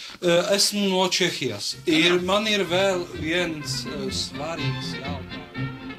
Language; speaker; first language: Latvian; non-native, learner; Czech